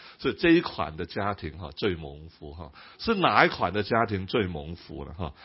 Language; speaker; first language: Chinese; non-native, local second language; Cantonese